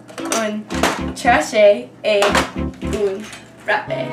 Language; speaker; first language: French; non-native, learner; English